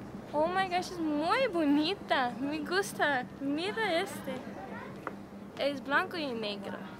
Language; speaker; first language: Spanish; non-native, learner; English